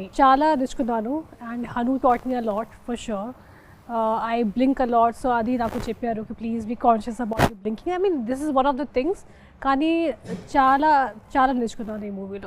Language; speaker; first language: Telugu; non-native, local second language; Hindi